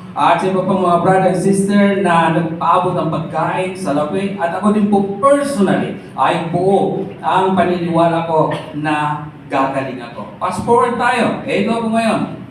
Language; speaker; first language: Filipino; non-native, local second language; Masbatenyo